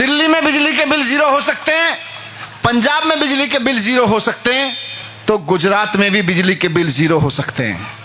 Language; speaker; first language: Hindi; native; Hindi